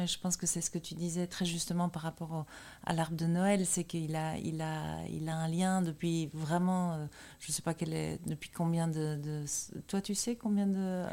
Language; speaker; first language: French; native; French